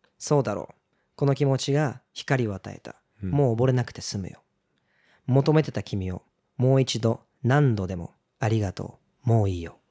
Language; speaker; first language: Japanese; early bilingual, other home language; Portuguese